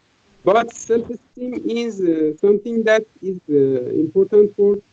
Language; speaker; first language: English; non-native, fluent; Persian